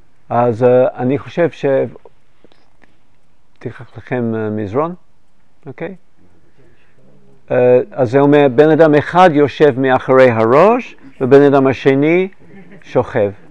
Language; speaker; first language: Hebrew; non-native, fluent; English